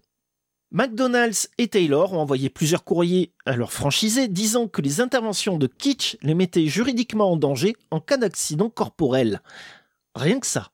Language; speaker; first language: French; native; French